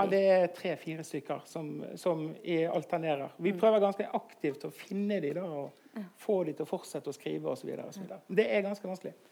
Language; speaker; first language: Norwegian; native; Norwegian